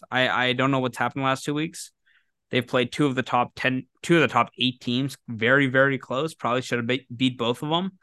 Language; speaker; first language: English; native; English